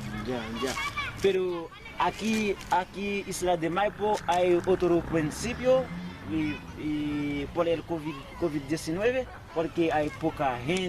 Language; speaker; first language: Spanish; non-native, learner; Haitian Creole